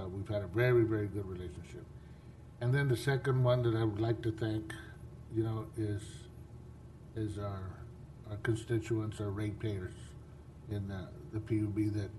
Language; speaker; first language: English; early bilingual, other home language; Spanish